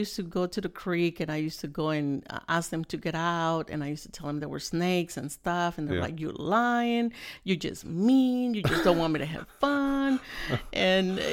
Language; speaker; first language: English; non-native, fluent; Spanish